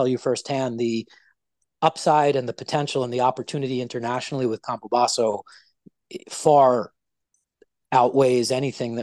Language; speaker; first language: English; native; English